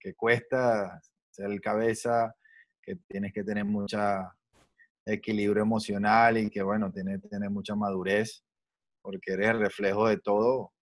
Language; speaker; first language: Spanish; native; Spanish